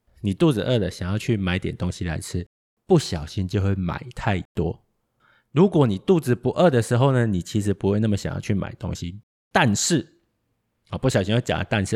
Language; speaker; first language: Chinese; native; Chinese